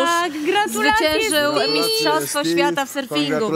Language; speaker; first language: Polish; native; Polish